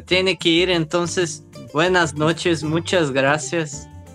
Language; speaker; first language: Spanish; non-native, learner; Portuguese